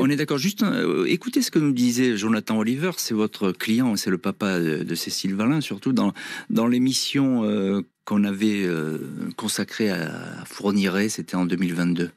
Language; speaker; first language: French; native; French